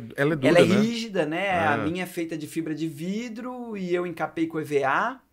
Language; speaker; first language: Portuguese; native; Portuguese